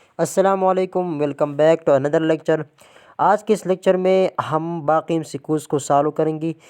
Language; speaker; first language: Urdu; non-native, local second language; Pashto